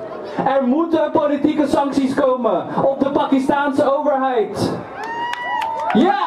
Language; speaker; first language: Dutch; early bilingual, other home language; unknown